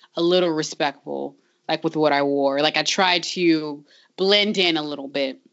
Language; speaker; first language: English; native; English